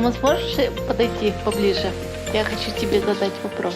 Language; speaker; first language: Russian; native; Russian